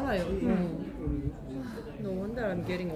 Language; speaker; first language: English; non-native, learner; Japanese